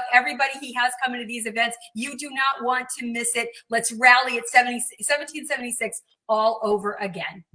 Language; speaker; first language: English; native; English